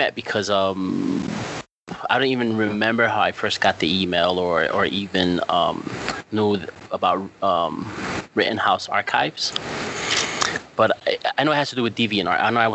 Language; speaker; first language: English; native; English